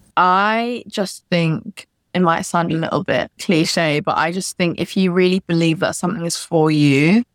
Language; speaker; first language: English; native; English